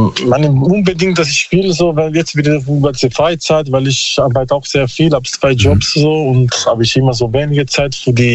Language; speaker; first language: German; non-native, learner; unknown